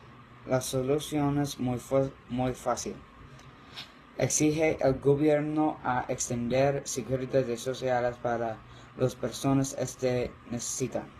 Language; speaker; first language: Spanish; non-native, learner; English